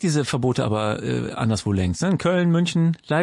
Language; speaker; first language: German; native; German